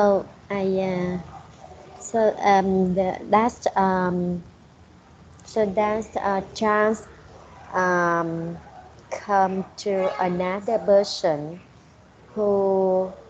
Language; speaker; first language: English; non-native, learner; Vietnamese